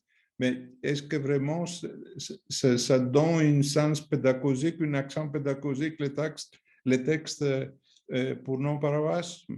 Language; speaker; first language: French; non-native, fluent; Greek